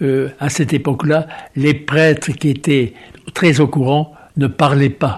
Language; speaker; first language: French; native; French